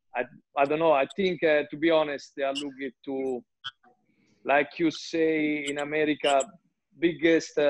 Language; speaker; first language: English; non-native, fluent; Italian